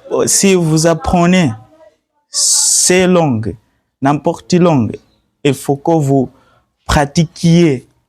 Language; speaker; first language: French; non-native, learner; Swahili